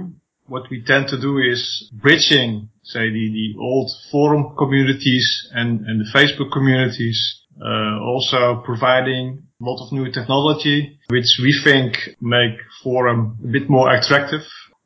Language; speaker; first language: English; non-native, fluent; Dutch